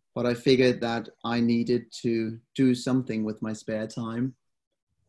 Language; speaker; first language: English; non-native, fluent; Danish